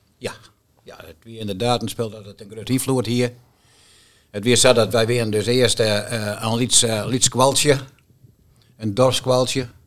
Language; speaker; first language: Dutch; non-native, local second language; Western Frisian